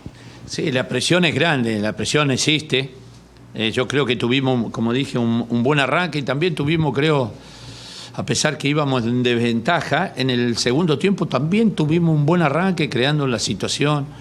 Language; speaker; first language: Spanish; native; Spanish